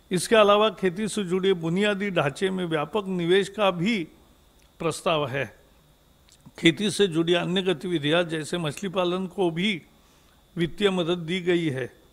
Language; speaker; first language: Hindi; non-native, local second language; Marathi